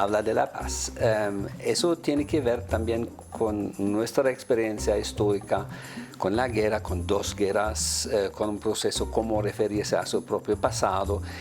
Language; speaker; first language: Spanish; non-native, fluent; German